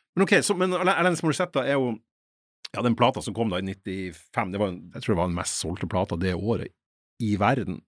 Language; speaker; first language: Norwegian; native; Norwegian